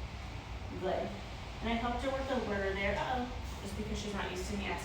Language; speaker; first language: English; native; English